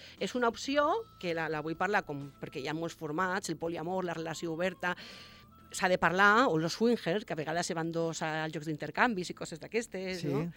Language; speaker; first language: Catalan; non-native, local second language; Spanish